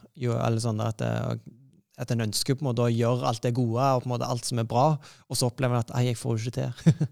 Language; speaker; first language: Norwegian; native; Norwegian